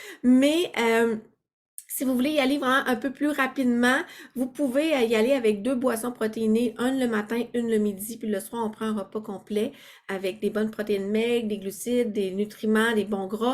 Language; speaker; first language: French; native; French